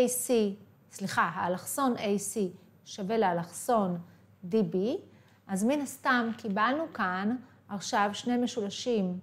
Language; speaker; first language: Hebrew; native; Hebrew